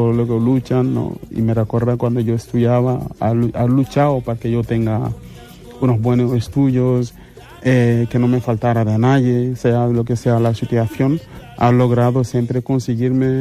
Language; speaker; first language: Spanish; non-native, fluent; Mandingo